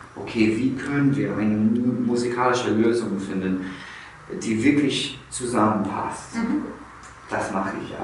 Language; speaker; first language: German; non-native, fluent; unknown